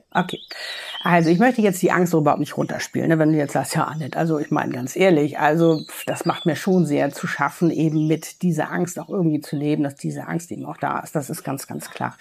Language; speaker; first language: German; native; German